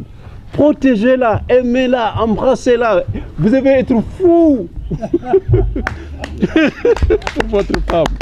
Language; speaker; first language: French; non-native, local second language; Wolof